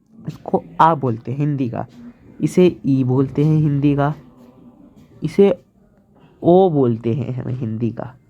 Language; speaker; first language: Hindi; native; Hindi